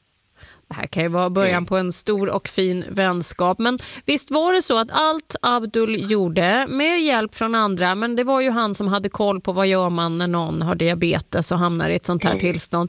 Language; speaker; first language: Swedish; native; Swedish